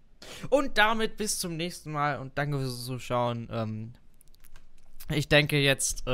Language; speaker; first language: German; native; German